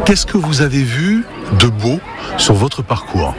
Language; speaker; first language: French; native; French